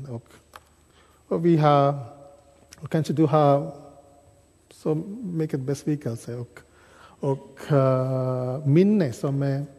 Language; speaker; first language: Swedish; non-native, fluent; English